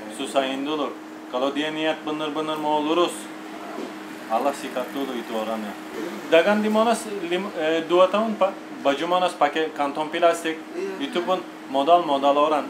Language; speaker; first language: Indonesian; non-native, fluent; Turkish